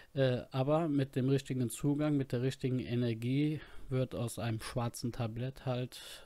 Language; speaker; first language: German; native; German